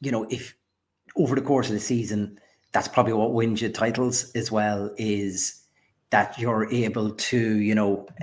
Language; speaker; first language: English; native; English